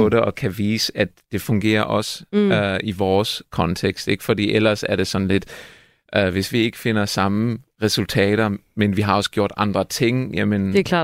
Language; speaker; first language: Danish; non-native, fluent; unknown